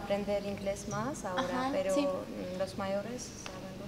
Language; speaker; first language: Spanish; non-native, fluent; Armenian